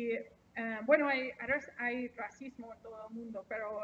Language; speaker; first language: Spanish; non-native, fluent; English